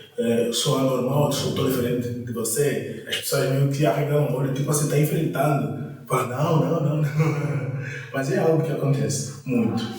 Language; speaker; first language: Portuguese; non-native, local second language; Kongo